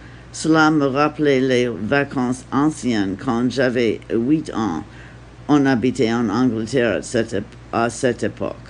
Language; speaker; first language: French; non-native, learner; English